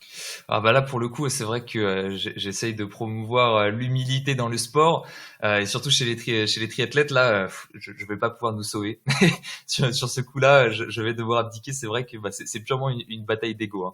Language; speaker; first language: French; native; French